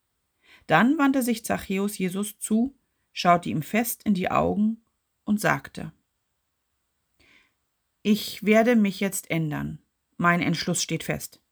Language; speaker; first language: German; native; German